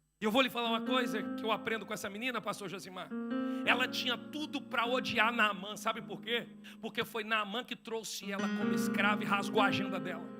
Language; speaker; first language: Portuguese; native; Portuguese